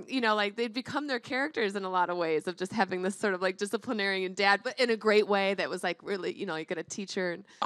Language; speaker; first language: English; native; English